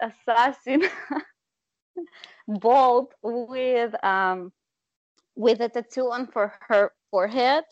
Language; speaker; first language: English; non-native, fluent; Russian